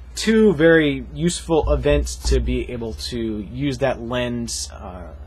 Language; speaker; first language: English; native; English